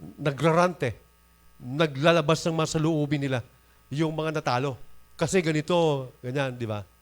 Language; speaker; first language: Filipino; non-native, local second language; Masbatenyo